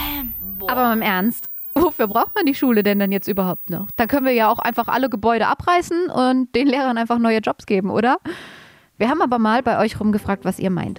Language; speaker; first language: German; native; German